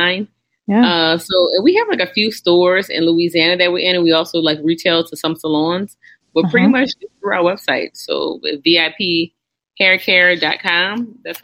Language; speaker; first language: English; native; English